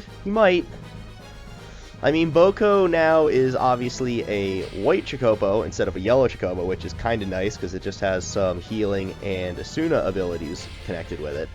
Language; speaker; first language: English; native; English